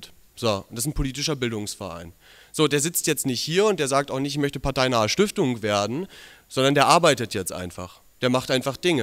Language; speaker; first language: German; native; German